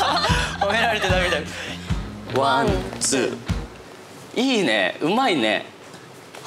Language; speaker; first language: Japanese; native; Japanese